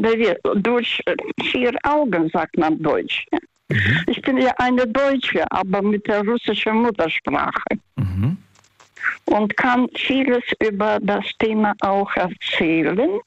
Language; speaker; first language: German; non-native, fluent; Russian